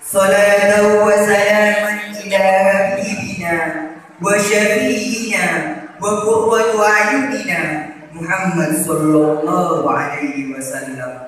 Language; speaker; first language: Arabic; non-native, learner; Madurese